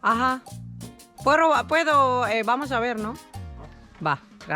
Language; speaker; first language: Spanish; non-native, fluent; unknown